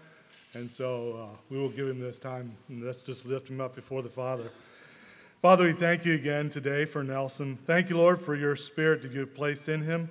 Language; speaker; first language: English; native; English